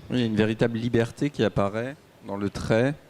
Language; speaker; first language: French; native; French